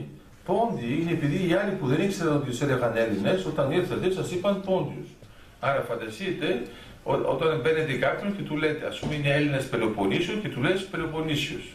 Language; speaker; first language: Greek; early bilingual, heritage; Greek